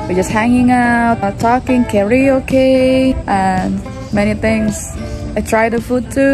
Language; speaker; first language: English; non-native, learner; Indonesian